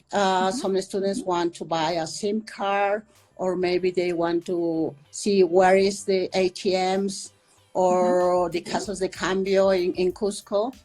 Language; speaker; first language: English; non-native, fluent; Spanish